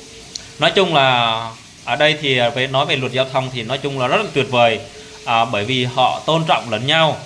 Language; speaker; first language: Vietnamese; non-native, local second language; Jarai